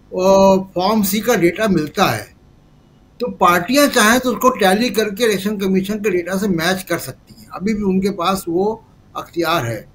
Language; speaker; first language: Hindi; native; Hindi